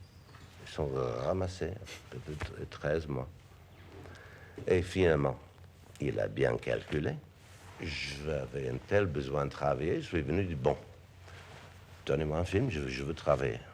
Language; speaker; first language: French; non-native, fluent; English